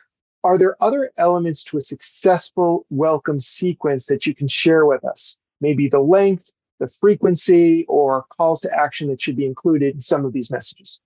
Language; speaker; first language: English; native; English